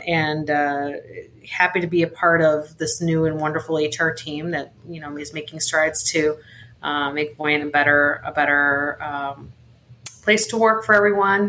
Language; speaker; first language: English; early bilingual, other home language; Spanish